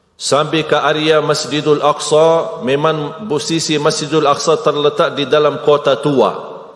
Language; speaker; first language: Malay; non-native, fluent; Arabic